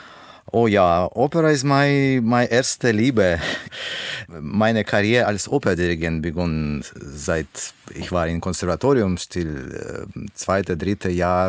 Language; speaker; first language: German; non-native, learner; Russian